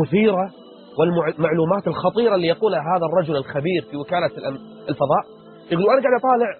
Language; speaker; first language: Arabic; native; Arabic